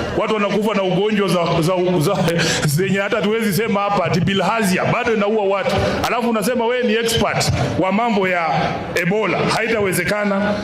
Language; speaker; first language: Swahili; native; Swahili